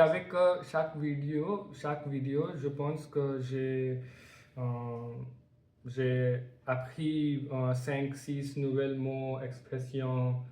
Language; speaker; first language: French; non-native, learner; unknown